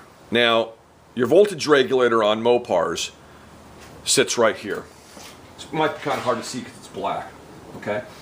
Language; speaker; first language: English; native; English